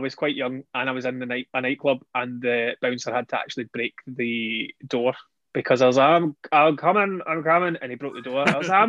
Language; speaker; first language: English; native; English